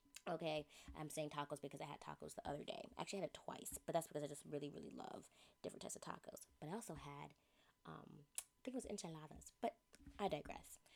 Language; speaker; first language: English; native; English